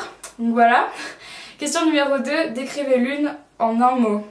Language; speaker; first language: French; native; French